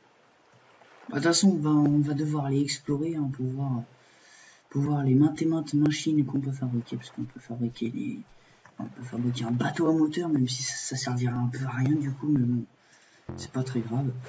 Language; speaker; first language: French; native; French